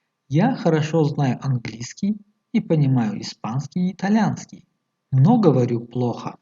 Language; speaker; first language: Russian; non-native, fluent; Tajik